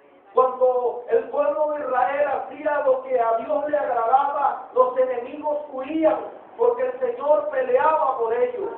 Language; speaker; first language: Spanish; native; Spanish